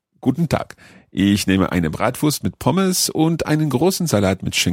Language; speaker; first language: German; non-native, learner; English